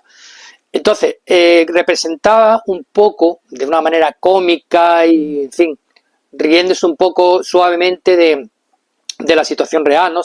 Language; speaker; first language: Spanish; native; Spanish